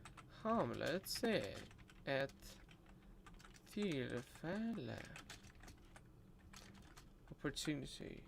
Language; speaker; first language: Swedish; non-native, learner; Russian